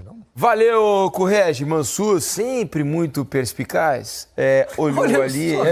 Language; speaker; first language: Portuguese; native; Portuguese